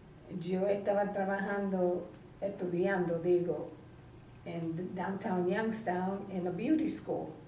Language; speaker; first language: Spanish; early bilingual, heritage; Spanish